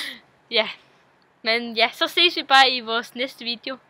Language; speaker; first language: Danish; non-native, local second language; Faroese